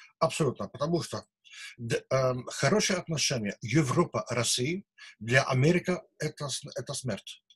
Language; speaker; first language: Russian; non-native, learner; Dutch